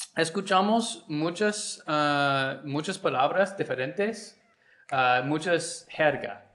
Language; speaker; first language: Spanish; non-native, learner; English